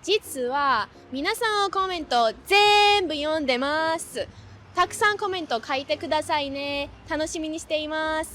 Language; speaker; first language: Japanese; non-native, learner; Georgian